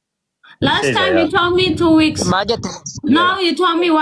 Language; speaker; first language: English; non-native, learner; Amharic